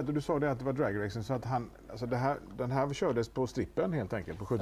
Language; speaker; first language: Swedish; native; Swedish